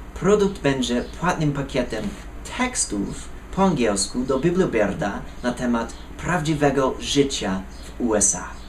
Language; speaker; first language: Polish; non-native, fluent; English